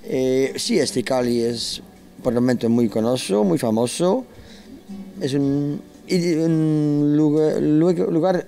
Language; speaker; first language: Spanish; non-native, learner; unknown